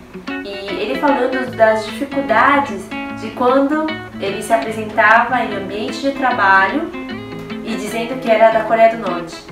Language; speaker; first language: Portuguese; early bilingual, heritage; Korean